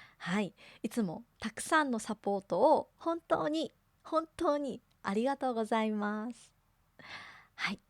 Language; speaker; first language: Japanese; native; Japanese